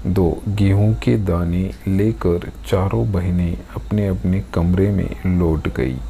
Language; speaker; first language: Hindi; non-native, local second language; Marathi